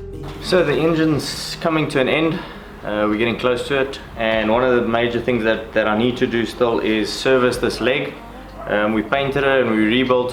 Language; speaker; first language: English; native; English